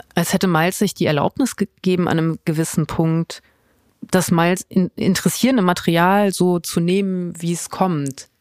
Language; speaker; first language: German; native; German